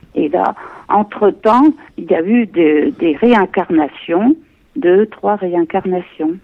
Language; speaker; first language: French; native; French